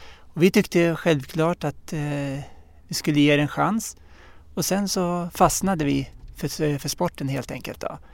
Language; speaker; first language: Swedish; early bilingual, other home language; Arabic